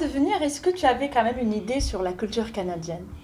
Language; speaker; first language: French; native; French